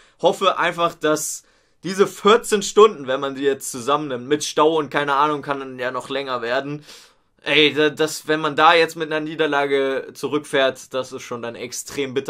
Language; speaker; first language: German; native; German